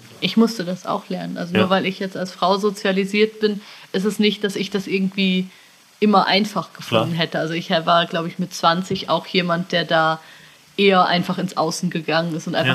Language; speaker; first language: German; native; German